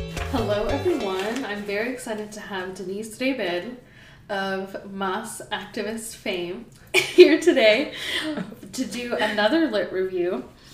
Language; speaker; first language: English; early bilingual, other home language; Spanish